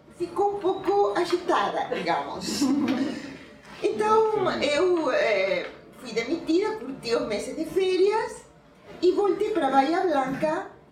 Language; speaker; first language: Portuguese; non-native, fluent; Spanish